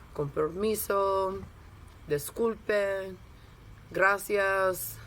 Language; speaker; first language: Spanish; non-native, learner; English